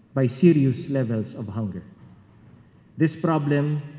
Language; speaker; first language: English; non-native, local second language; Filipino